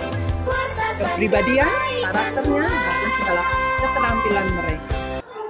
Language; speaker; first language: Indonesian; native; Indonesian